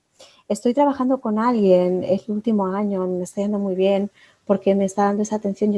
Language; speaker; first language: Spanish; native; Spanish